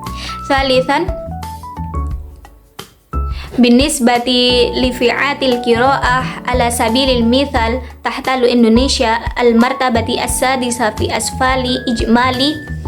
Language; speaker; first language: Arabic; non-native, learner; Indonesian